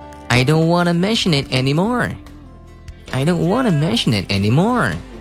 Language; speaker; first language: English; non-native, fluent; Chinese